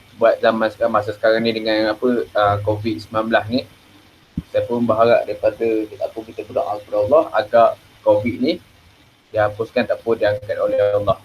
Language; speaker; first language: Malay; native; Malay